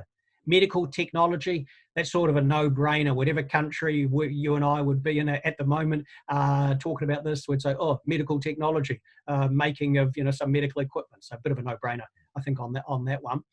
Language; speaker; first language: English; native; English